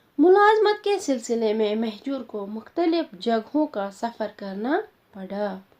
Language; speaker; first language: Urdu; non-native, local second language; Kashmiri